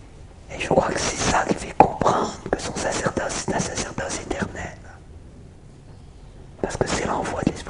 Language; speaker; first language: French; native; French